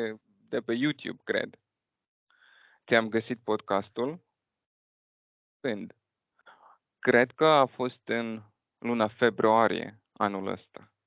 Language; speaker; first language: Romanian; non-native, fluent; Russian